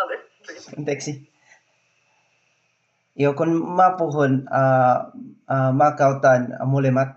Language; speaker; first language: Finnish; non-native, learner; Filipino